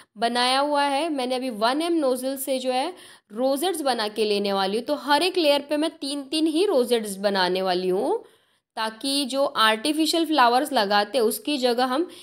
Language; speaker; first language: Hindi; non-native, local second language; Marathi